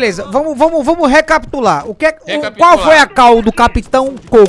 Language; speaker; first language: Portuguese; native; Portuguese